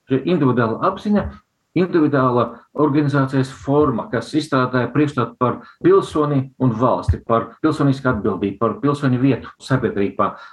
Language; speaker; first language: Latvian; non-native, local second language; Russian